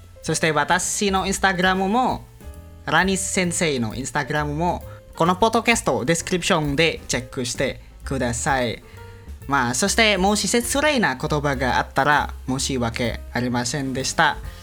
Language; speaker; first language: Japanese; non-native, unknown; Indonesian